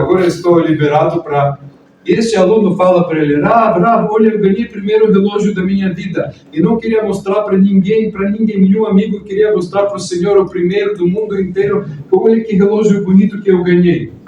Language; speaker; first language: Portuguese; non-native, fluent; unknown